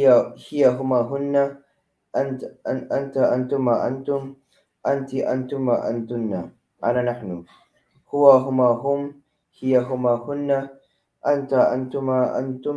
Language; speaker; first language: Arabic; non-native, learner; Filipino